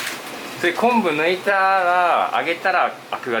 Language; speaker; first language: Japanese; native; Japanese